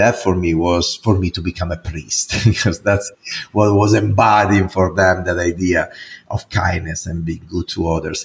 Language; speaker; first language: English; non-native, fluent; Italian